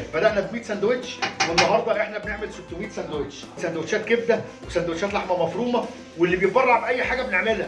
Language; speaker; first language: Arabic; native; Arabic